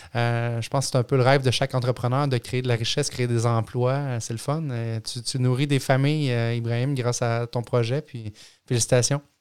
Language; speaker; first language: French; native; French